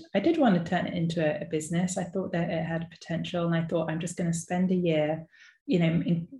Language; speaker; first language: English; native; English